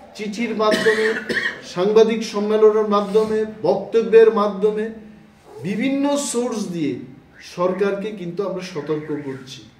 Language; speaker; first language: Bangla; non-native, local second language; Kok Borok